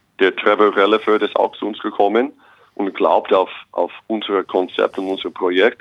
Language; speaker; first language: German; non-native, fluent; English